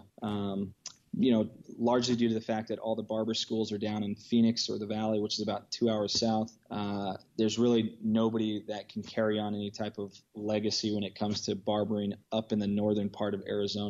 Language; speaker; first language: English; native; English